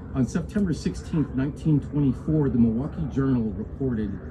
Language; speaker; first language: English; native; English